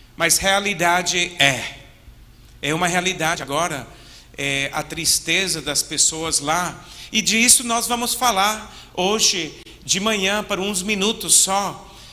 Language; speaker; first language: Portuguese; non-native, fluent; English